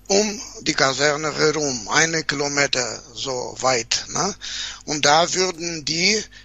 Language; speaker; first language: German; non-native, fluent; Portuguese